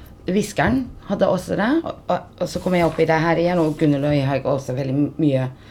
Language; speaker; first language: Norwegian; early bilingual, heritage; Norwegian